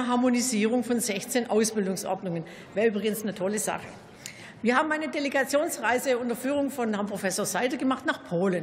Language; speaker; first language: German; native; German